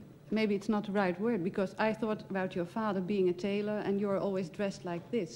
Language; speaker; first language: English; non-native, fluent; Dutch